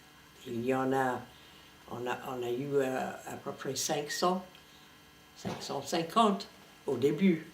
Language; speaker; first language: French; non-native, fluent; English